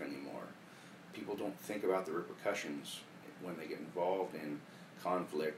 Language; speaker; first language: English; native; English